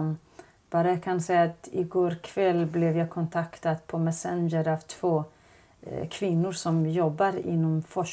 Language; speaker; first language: Swedish; non-native, fluent; Kurdish